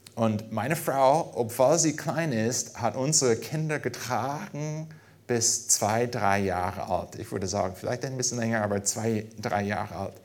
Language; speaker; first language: German; non-native, fluent; English